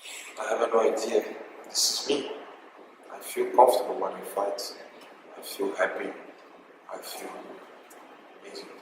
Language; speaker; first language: English; non-native, learner; Portuguese